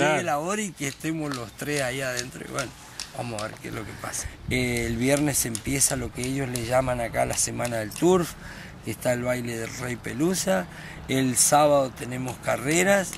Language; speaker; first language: Spanish; native; Spanish